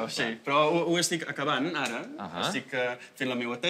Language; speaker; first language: Catalan; non-native, fluent; Dutch